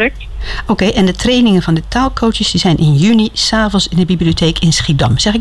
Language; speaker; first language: Dutch; native; Dutch